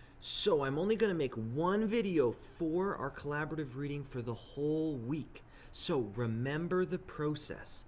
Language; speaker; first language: English; native; English